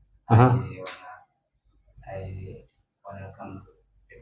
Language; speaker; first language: English; non-native, learner; Indonesian